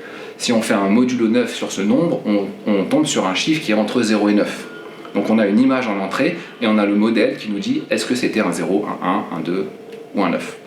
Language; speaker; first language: French; native; French